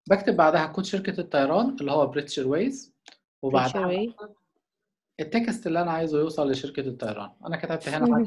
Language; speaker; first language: Arabic; native; Arabic